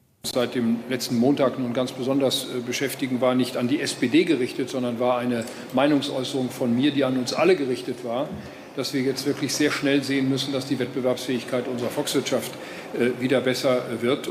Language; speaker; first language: German; native; German